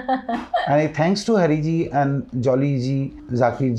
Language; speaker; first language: English; non-native, local second language; Bangla